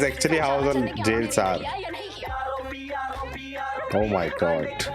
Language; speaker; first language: English; non-native, local second language; Hindi